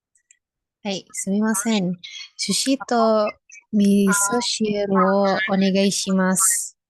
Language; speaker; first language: Japanese; non-native, learner; Indonesian